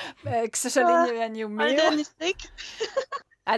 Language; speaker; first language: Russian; non-native, learner; German